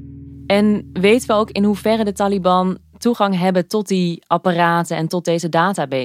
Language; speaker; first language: Dutch; native; Dutch